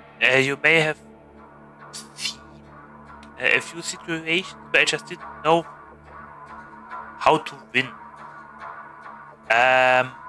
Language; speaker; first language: English; non-native, fluent; German